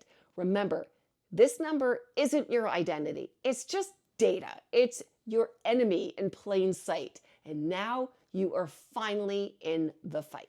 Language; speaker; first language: English; native; English